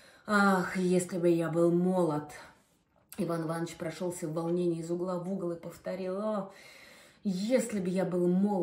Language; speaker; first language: Russian; native; Russian